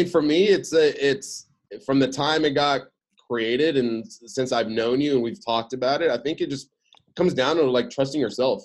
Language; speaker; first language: English; early bilingual, other home language; Arabic